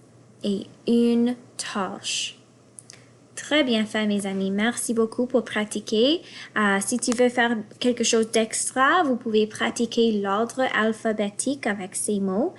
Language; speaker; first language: French; non-native, fluent; English